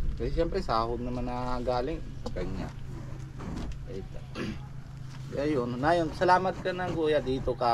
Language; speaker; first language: Filipino; non-native, fluent; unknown